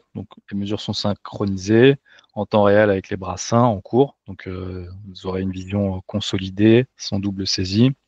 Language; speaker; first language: French; native; French